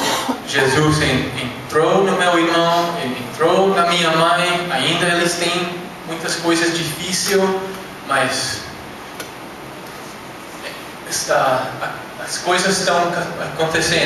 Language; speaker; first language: Portuguese; non-native, learner; English